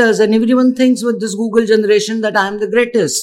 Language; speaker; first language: English; non-native, local second language; Gujarati